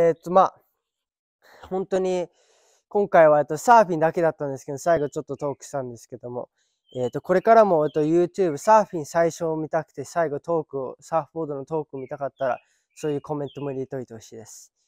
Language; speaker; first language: Japanese; early bilingual, heritage; Japanese